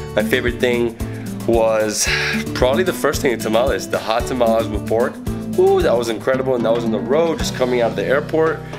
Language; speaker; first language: English; early bilingual, other home language; Spanish